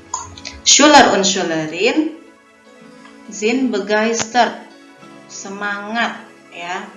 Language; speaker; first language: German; non-native, fluent; Indonesian